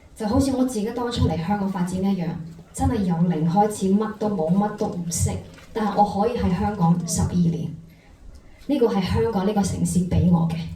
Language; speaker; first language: Cantonese; non-native, fluent; Chinese